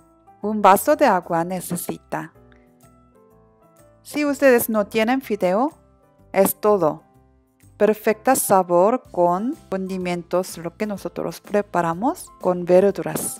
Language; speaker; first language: Spanish; non-native, learner; Korean